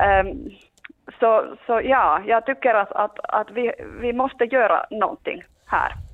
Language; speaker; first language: Swedish; non-native, local second language; Finnish